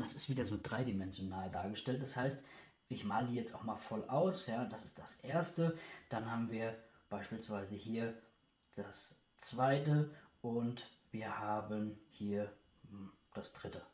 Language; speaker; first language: German; native; German